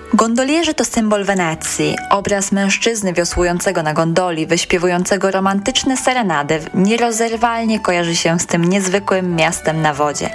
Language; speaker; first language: Polish; native; Polish